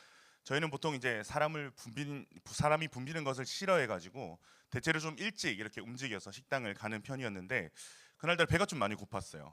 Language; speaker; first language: Korean; native; Korean